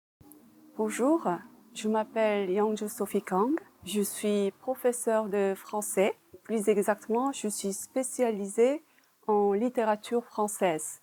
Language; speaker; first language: French; non-native, fluent; Korean